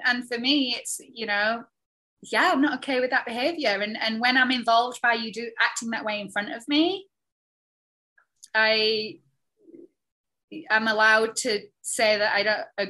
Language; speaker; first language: English; native; English